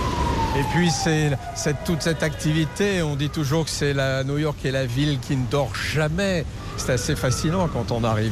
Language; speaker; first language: French; native; French